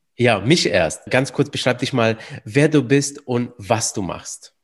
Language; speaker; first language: German; early bilingual, other home language; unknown